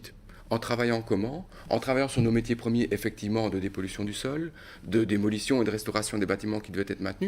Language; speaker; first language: French; native; French